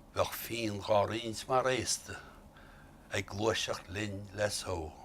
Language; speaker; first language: Irish; native; Irish